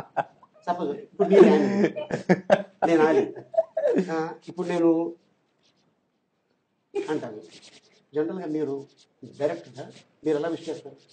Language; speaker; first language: Telugu; native; Telugu